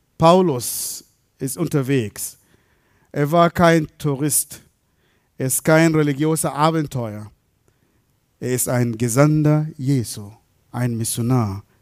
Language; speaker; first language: German; non-native, fluent; Arabic